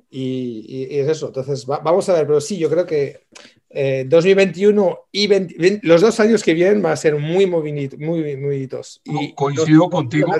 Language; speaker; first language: Spanish; non-native, fluent; French